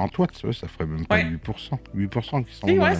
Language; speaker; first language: French; native; French